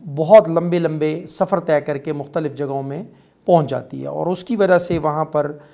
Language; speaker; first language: Urdu; non-native, local second language; Pashto